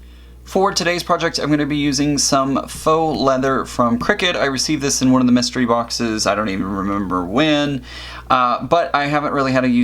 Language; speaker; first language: English; native; English